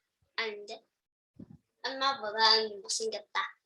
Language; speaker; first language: Korean; early bilingual, heritage; Chinese